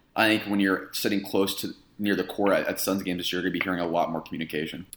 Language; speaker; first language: English; native; English